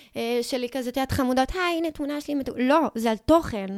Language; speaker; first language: Hebrew; non-native, fluent; English